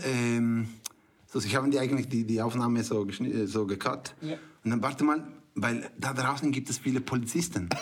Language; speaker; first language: German; non-native, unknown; Spanish